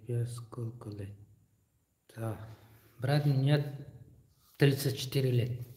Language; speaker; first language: Russian; non-native, learner; Tajik